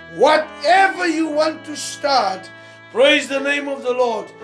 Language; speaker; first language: English; non-native, local second language; Afrikaans